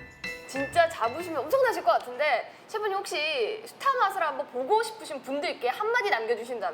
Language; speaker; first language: Korean; native; Korean